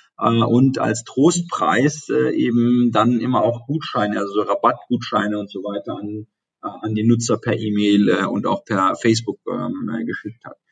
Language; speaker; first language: German; early bilingual, other home language; Turkish